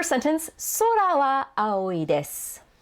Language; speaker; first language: Japanese; non-native, fluent; English